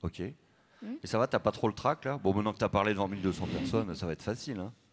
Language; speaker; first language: French; native; French